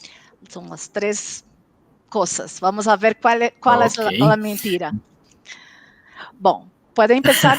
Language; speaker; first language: Spanish; non-native, local second language; Portuguese